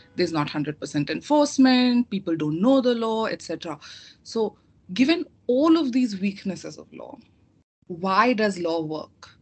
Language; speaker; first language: English; non-native, local second language; Hindi